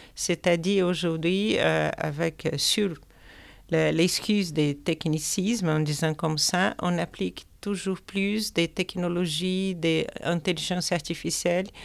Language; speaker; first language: French; non-native, fluent; Portuguese